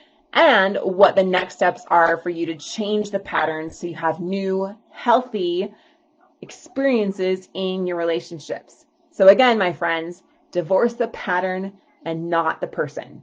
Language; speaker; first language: English; native; English